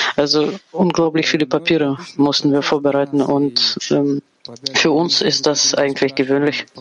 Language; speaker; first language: German; non-native, fluent; Portuguese